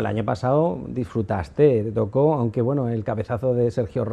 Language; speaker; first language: Spanish; native; Spanish